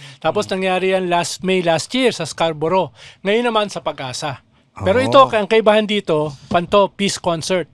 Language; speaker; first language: Filipino; native; Filipino